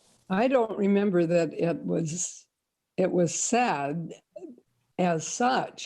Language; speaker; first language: English; native; English